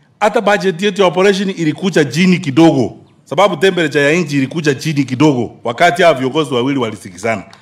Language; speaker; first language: Swahili; non-native, local second language; Gusii